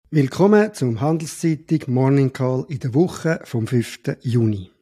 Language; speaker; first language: German; native; German